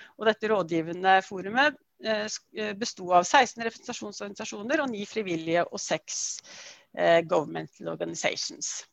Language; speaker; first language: Norwegian; native; Norwegian